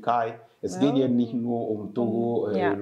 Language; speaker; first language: German; non-native, fluent; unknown